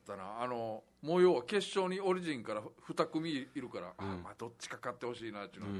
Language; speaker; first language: Japanese; native; Japanese